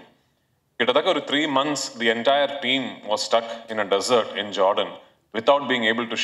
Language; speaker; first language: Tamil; non-native, learner; Malayalam